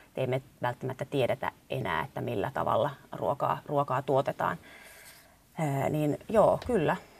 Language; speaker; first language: Finnish; native; Finnish